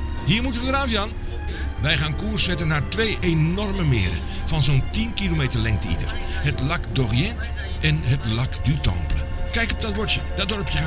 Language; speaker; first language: Dutch; native; Dutch